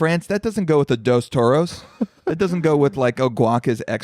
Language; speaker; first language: English; native; English